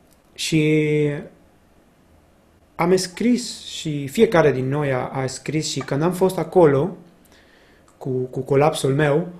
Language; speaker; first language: Romanian; non-native, fluent; Spanish